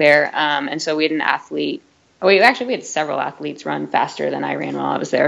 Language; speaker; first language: English; native; English